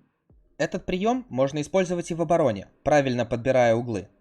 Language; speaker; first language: Russian; native; Russian